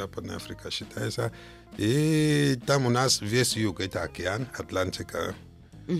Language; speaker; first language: Russian; non-native, fluent; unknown